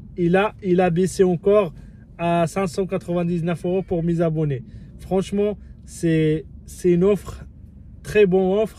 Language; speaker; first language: French; non-native, fluent; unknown